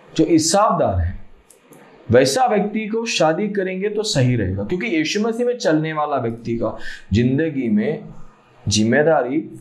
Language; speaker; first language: Hindi; non-native, local second language; Malayalam